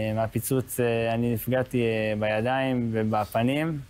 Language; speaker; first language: Hebrew; native; Hebrew